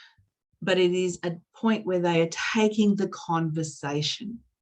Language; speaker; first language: English; native; English